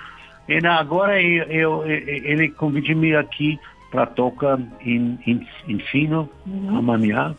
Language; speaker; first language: Portuguese; non-native, learner; German